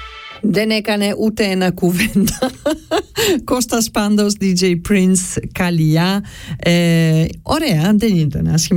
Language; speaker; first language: Greek; early bilingual, heritage; Greek